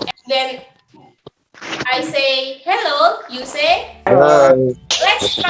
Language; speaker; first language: English; non-native, learner; Indonesian